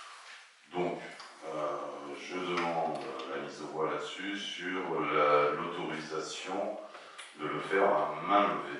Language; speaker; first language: French; native; French